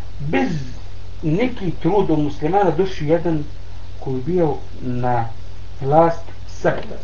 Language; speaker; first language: Bosnian; non-native, learner; Arabic